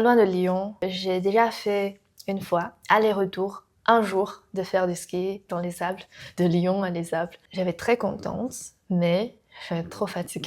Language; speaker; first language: French; non-native, learner; Chinese